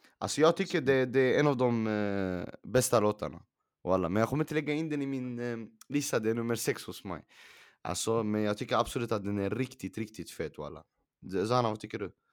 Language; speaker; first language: Swedish; early bilingual, other home language; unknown